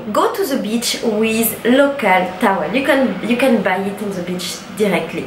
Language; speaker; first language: English; non-native, learner; French